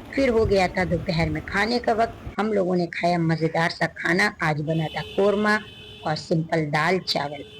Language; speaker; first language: Hindi; native; Hindi